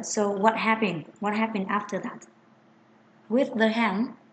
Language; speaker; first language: English; non-native, fluent; Vietnamese